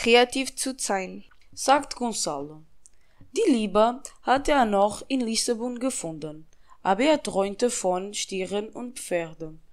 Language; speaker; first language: German; non-native, learner; Portuguese